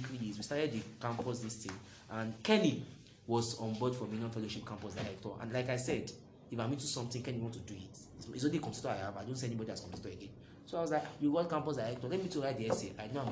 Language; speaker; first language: English; non-native, local second language; Yoruba